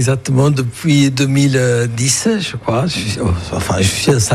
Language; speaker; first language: French; non-native, fluent; Italian